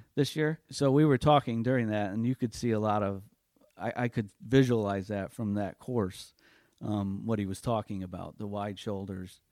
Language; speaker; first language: English; native; English